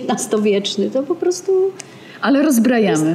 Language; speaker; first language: Polish; native; Polish